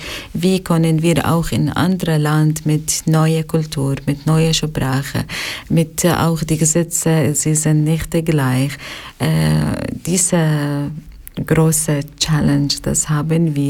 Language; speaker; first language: German; non-native, learner; Arabic